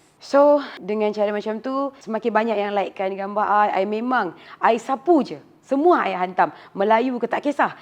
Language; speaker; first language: Malay; native; Malay